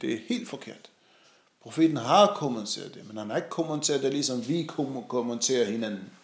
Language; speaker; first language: Danish; non-native, fluent; Arabic